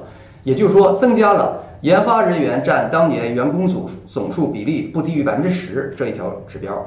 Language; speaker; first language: Chinese; native; Chinese